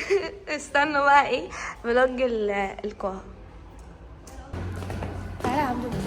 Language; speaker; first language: Arabic; native; Arabic